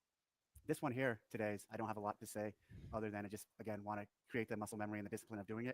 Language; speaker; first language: English; native; English